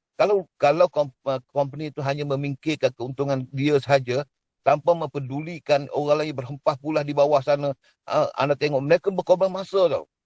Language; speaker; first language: Malay; native; Malay